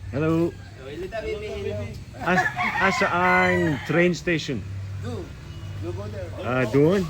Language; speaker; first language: Cebuano; non-native, learner; English